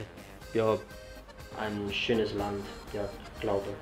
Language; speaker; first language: German; non-native, learner; Spanish